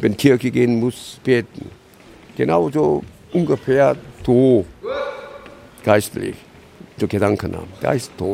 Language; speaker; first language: German; non-native, learner; Korean